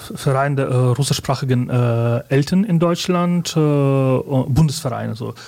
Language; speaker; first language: German; early bilingual, other home language; Russian